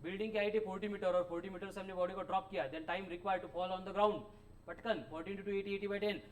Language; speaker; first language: Hindi; non-native, local second language; Marathi